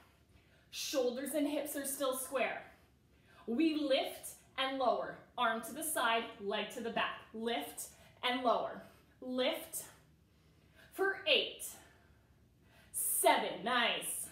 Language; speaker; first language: English; native; English